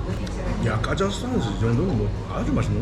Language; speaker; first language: Korean; native; Korean